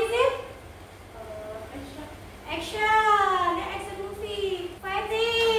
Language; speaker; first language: English; non-native, learner; Indonesian